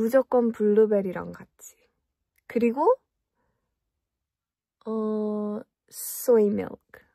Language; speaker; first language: Korean; early bilingual, heritage; English